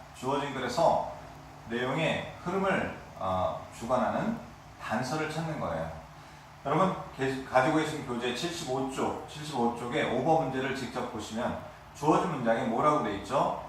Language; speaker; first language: Korean; native; Korean